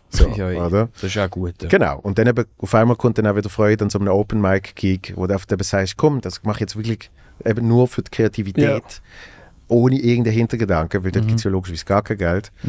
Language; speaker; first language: German; native; German